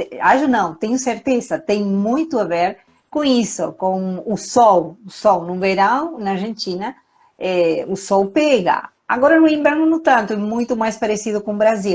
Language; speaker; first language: Portuguese; non-native, fluent; Spanish